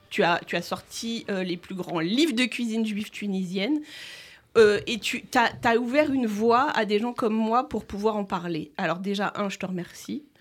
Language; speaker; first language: French; native; French